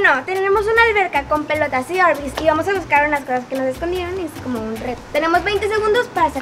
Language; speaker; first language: Spanish; native; Spanish